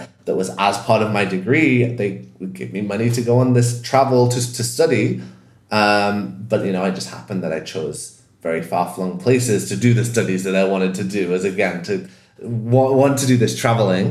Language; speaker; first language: English; native; English